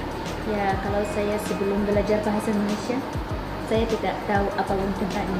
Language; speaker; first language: Indonesian; non-native, learner; Arabic